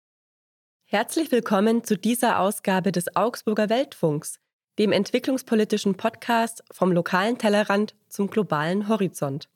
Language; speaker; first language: German; native; German